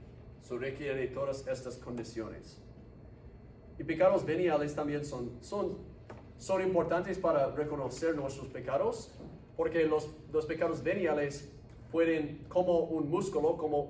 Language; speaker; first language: Spanish; non-native, fluent; English